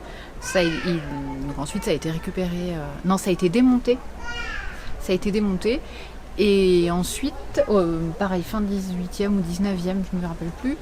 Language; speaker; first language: French; native; French